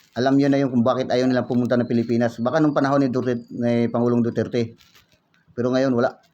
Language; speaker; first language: Filipino; native; Filipino